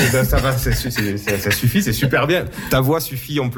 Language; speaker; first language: French; native; French